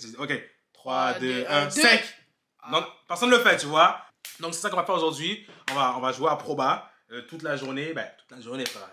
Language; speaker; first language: French; native; French